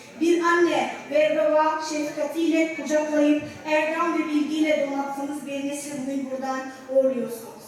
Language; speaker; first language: Turkish; non-native, learner; Arabic